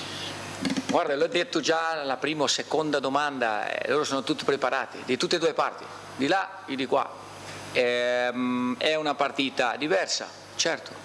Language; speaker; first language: Italian; non-native, fluent; Portuguese